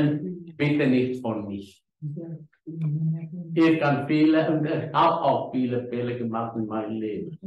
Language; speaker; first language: German; non-native, learner; Afrikaans